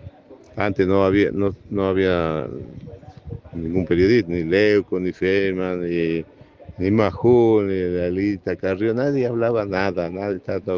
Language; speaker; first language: Spanish; native; Spanish